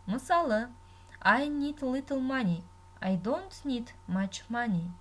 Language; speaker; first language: English; non-native, learner; Kazakh